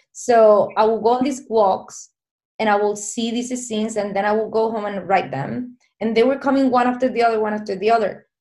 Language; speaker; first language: English; non-native, fluent; Spanish